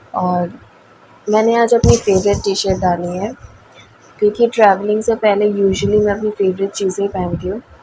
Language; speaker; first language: Hindi; non-native, local second language; Bangla